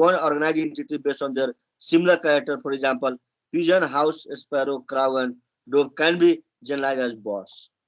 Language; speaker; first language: English; non-native, local second language; Nepali